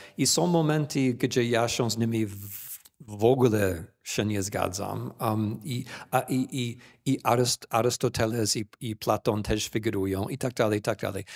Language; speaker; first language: Polish; non-native, fluent; English